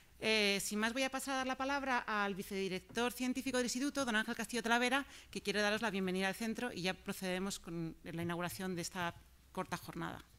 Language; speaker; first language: Spanish; native; Spanish